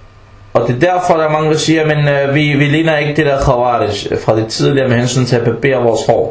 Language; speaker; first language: Danish; early bilingual, other home language; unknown